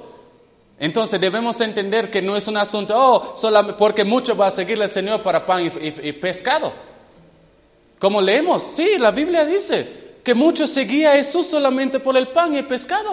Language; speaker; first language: Spanish; non-native, fluent; English